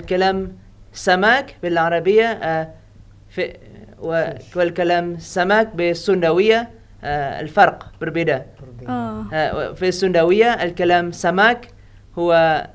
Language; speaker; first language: Arabic; non-native, learner; Indonesian